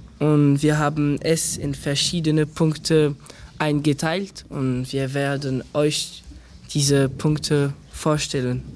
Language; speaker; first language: German; non-native, learner; French